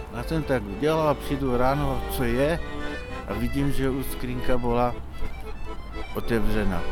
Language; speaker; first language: Czech; non-native, local second language; Slovak